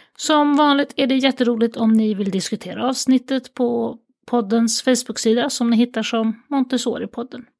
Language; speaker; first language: Swedish; native; Swedish